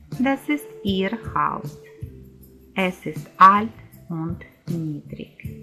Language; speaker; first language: German; non-native, fluent; Ukrainian